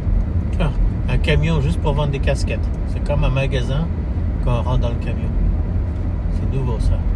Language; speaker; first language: French; early bilingual, heritage; French